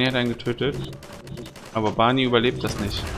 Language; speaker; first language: German; native; German